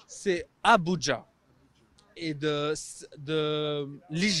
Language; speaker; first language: French; non-native, fluent; English